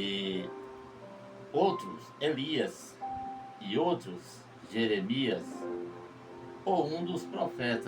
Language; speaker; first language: Portuguese; native; Portuguese